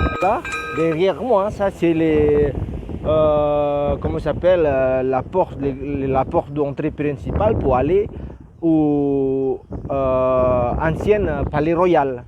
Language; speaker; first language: French; non-native, learner; Indonesian